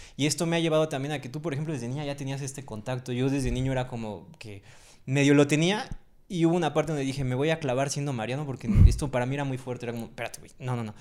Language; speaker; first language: Spanish; native; Spanish